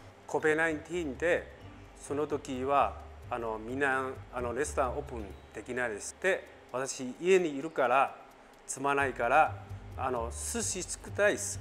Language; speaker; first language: Japanese; non-native, learner; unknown